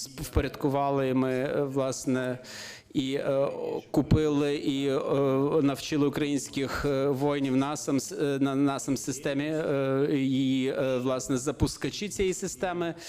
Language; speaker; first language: Ukrainian; non-native, fluent; Lithuanian